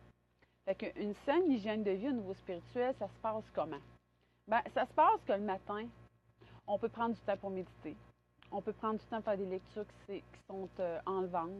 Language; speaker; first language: French; native; French